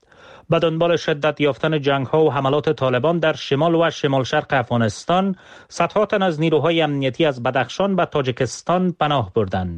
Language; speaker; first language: Persian; native; Persian